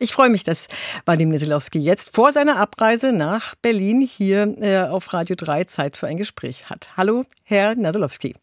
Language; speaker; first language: German; native; German